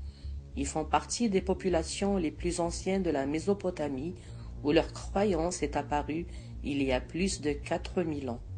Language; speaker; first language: French; native; French